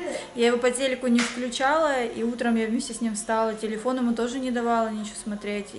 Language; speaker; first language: Russian; native; Russian